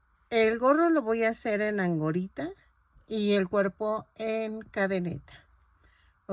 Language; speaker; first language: Spanish; native; Spanish